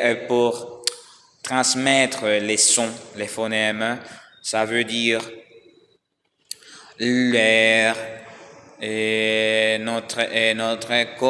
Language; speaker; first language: French; non-native, learner; Spanish